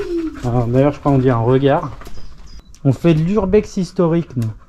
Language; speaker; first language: French; native; French